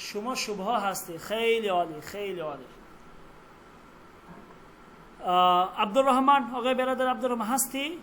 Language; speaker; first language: Persian; non-native, fluent; Bangla